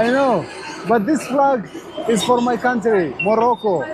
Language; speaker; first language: English; non-native, learner; Arabic